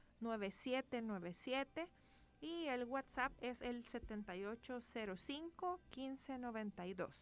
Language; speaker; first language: Spanish; native; Spanish